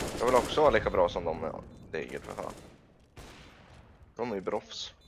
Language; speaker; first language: Swedish; native; Swedish